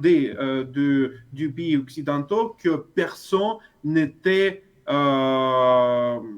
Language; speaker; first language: French; non-native, fluent; Russian